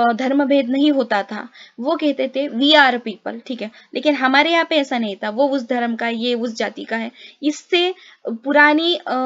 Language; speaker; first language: Hindi; non-native, local second language; Marathi